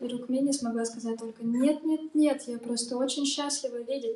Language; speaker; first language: Russian; native; Russian